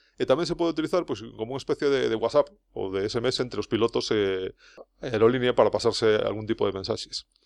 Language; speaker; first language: Galician; non-native, local second language; Spanish